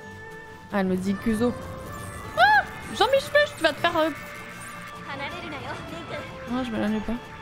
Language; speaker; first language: French; native; French